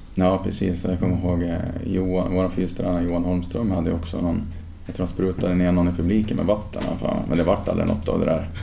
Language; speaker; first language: Swedish; native; Swedish